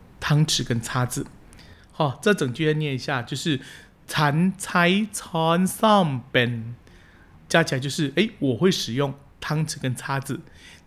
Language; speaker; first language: Chinese; early bilingual, heritage; Chinese